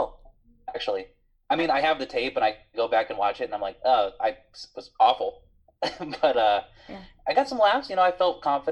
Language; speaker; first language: English; native; English